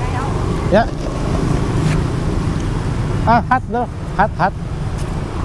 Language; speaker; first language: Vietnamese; non-native, learner; Filipino